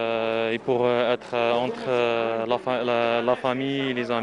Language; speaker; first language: French; non-native, local second language; Arabic